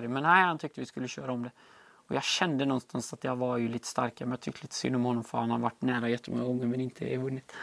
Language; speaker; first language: Swedish; native; Swedish